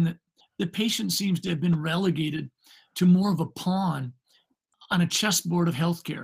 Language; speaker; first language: English; native; English